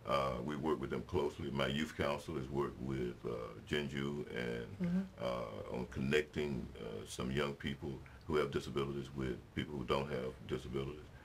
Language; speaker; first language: English; native; English